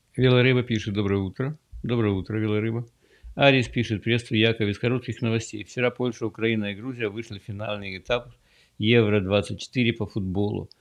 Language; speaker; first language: Russian; native; Russian